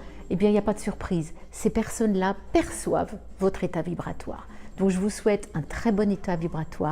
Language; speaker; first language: French; native; French